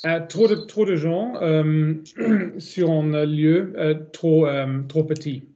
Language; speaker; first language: French; non-native, learner; German